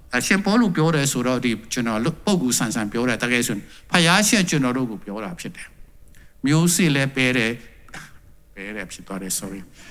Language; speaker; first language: Burmese; non-native, local second language; Tedim Chin